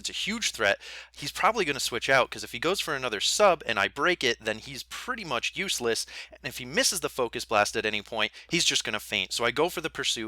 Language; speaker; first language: English; native; English